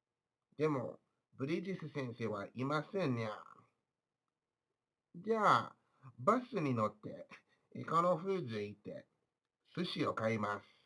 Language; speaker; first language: Japanese; non-native, learner; English